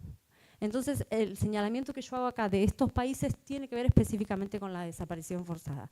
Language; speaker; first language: Spanish; native; Spanish